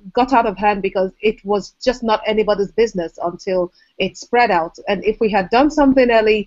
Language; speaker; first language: English; non-native, local second language; Igbo